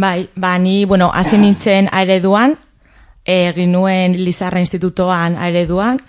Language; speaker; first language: Basque; non-native, local second language; Spanish